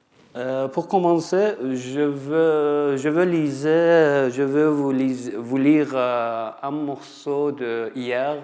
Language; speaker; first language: French; non-native, fluent; Persian